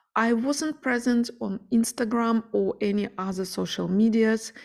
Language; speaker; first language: English; non-native, fluent; Ukrainian